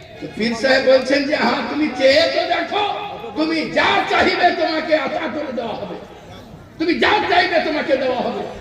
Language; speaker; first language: Urdu; non-native, local second language; Bangla